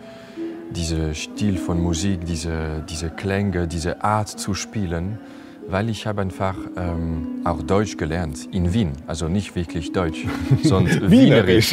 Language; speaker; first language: German; non-native, fluent; French